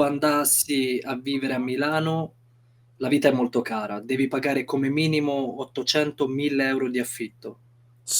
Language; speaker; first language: Italian; non-native, fluent; Romanian